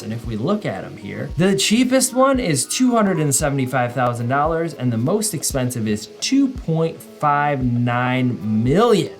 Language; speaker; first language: English; native; English